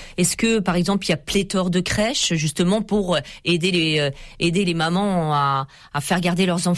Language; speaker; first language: French; native; French